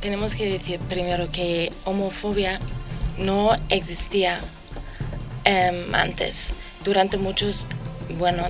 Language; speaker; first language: Spanish; non-native, fluent; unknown